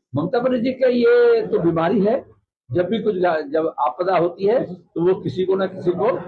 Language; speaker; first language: Hindi; non-native, local second language; Bangla